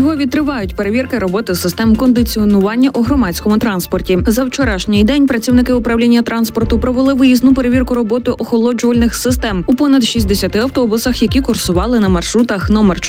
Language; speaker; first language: Ukrainian; native; Ukrainian